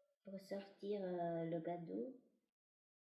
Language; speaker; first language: French; non-native, fluent; Chinese